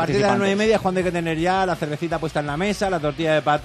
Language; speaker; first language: Spanish; native; Spanish